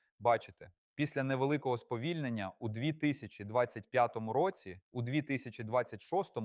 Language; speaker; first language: Ukrainian; native; Ukrainian